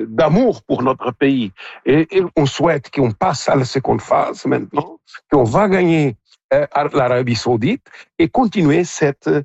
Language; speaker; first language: French; non-native, local second language; Portuguese